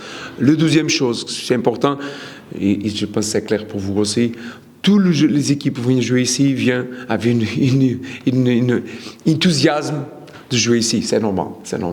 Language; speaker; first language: French; non-native, learner; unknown